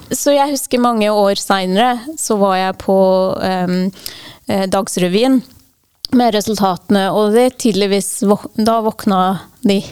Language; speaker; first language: Norwegian; non-native, fluent; English